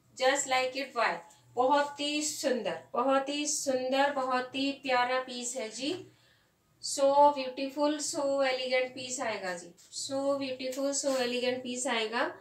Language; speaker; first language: Hindi; native; Hindi